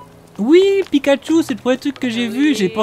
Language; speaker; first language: French; native; French